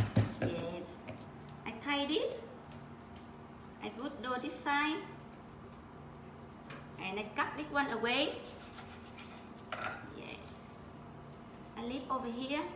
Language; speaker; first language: English; non-native, learner; Vietnamese